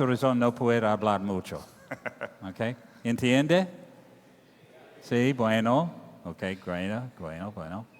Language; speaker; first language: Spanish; non-native, learner; English